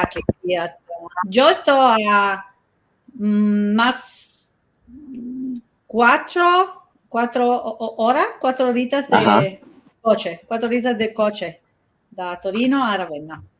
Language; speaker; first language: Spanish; non-native, learner; Italian